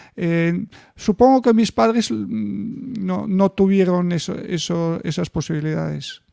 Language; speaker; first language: Spanish; non-native, fluent; Bulgarian